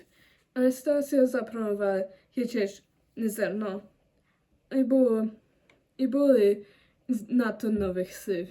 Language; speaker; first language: Ukrainian; non-native, learner; German